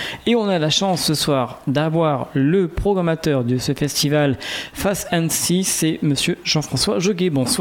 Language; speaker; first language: French; native; French